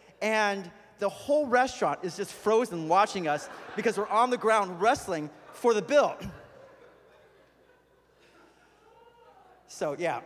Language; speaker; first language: English; native; English